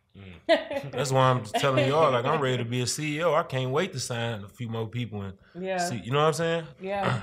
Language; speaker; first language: English; native; English